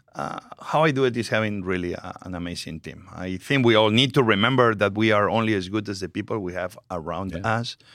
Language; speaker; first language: English; non-native, fluent; Spanish